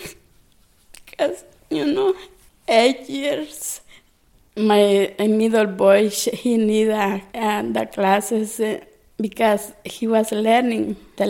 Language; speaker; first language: English; non-native, learner; Spanish